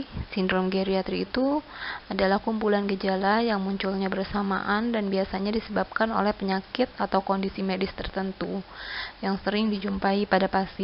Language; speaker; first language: Indonesian; native; Indonesian